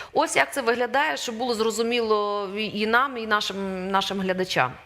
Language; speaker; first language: Ukrainian; native; Ukrainian